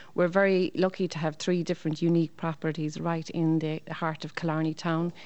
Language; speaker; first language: English; native; English